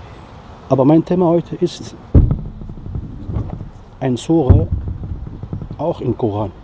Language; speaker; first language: German; non-native, fluent; Riffian